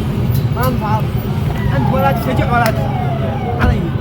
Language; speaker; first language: Arabic; native; Arabic